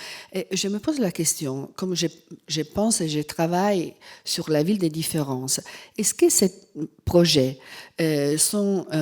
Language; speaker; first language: French; non-native, fluent; Italian